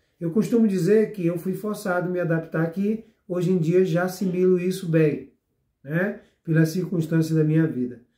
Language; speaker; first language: Portuguese; native; Portuguese